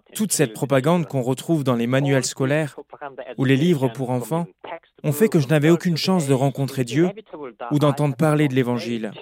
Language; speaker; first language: French; non-native, fluent; Korean